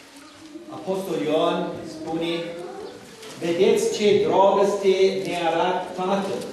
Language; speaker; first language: Romanian; non-native, learner; English